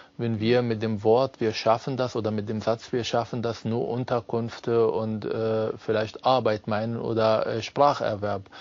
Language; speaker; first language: German; non-native, fluent; Arabic